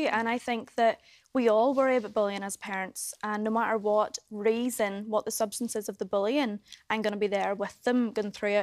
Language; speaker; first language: English; native; English